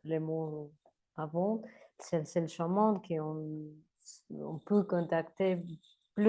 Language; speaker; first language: French; non-native, learner; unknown